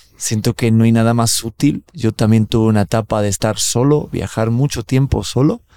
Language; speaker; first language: Spanish; native; Spanish